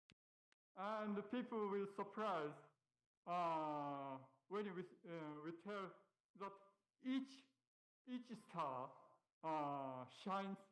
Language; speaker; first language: English; non-native, learner; Japanese